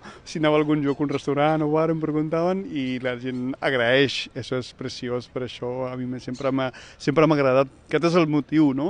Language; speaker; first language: Catalan; non-native, fluent; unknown